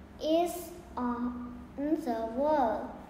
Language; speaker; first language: English; non-native, learner; Vietnamese